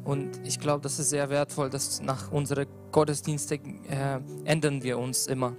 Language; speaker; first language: German; non-native, learner; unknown